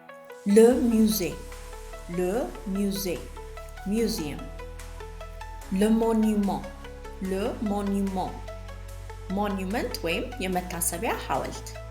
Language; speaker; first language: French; non-native, fluent; Amharic